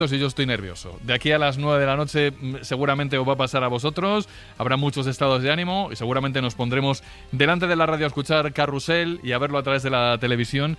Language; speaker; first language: Spanish; native; Spanish